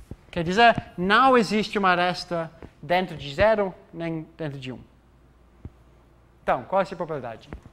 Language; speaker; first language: Portuguese; non-native, fluent; English